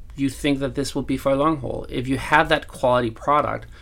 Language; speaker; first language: English; non-native, fluent; Danish